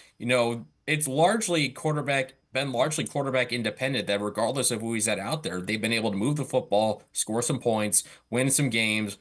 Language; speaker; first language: English; native; English